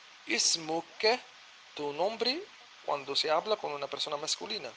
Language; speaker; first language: Spanish; non-native, fluent; Arabic